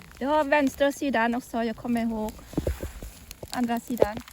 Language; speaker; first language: Swedish; non-native, local second language; Thai